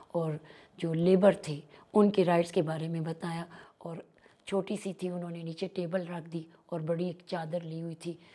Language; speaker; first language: Urdu; non-native, local second language; Pashto